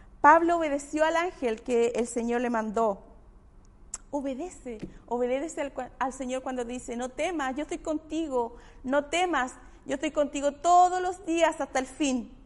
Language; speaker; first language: Spanish; native; Spanish